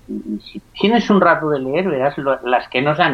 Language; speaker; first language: Spanish; native; Spanish